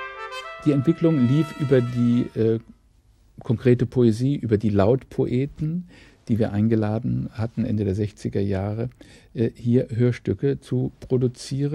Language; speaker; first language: German; native; German